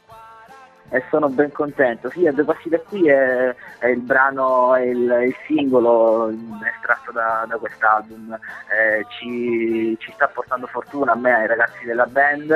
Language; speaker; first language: Italian; native; Italian